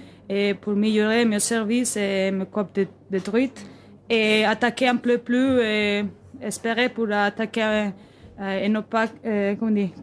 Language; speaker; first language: French; non-native, learner; Spanish